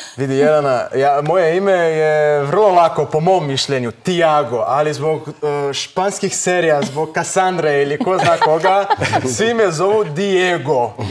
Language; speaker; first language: Serbian; non-native, fluent; Portuguese